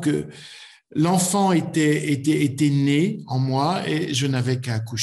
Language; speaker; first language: French; native; French